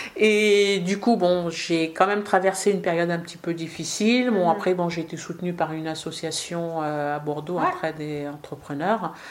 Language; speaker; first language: French; early bilingual, other home language; Arabic